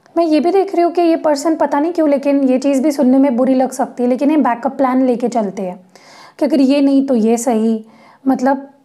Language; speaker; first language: Hindi; non-native, local second language; Marathi